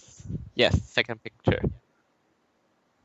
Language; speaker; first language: English; non-native, learner; Chinese